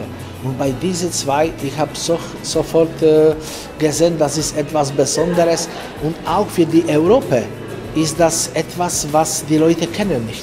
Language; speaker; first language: German; non-native, fluent; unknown